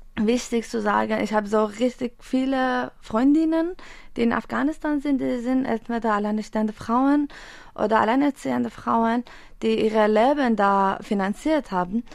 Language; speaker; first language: German; non-native, fluent; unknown